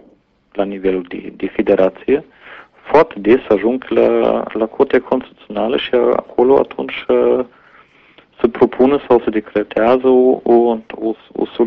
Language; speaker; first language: Romanian; non-native, fluent; German